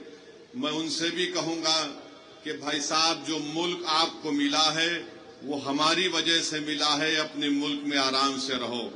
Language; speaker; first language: Urdu; native; Urdu